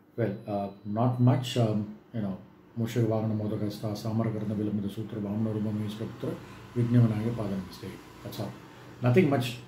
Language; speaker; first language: English; non-native, local second language; Tamil